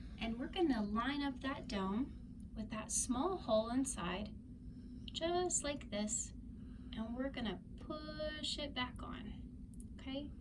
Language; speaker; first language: English; native; English